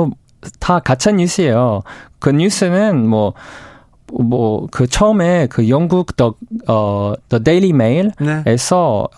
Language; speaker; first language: Korean; non-native, fluent; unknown